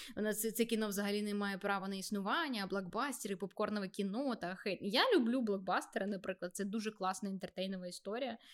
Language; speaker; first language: Ukrainian; native; Ukrainian